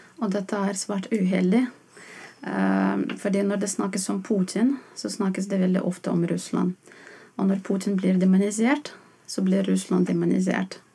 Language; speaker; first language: Norwegian; non-native, fluent; Russian